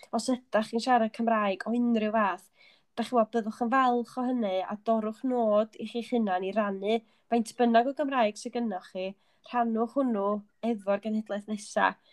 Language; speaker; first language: Welsh; native; Welsh